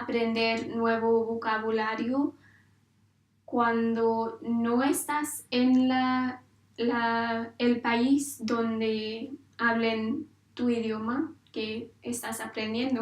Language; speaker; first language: Spanish; non-native, learner; English